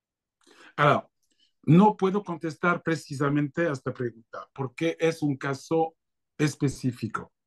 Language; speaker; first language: Spanish; non-native, fluent; French